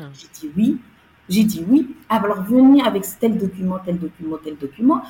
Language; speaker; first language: French; non-native, local second language; Arabic